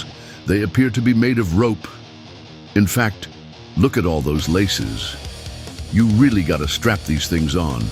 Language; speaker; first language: English; native; English